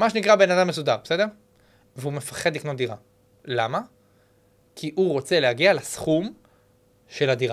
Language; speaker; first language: Hebrew; native; Hebrew